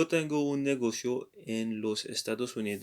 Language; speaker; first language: Spanish; non-native, learner; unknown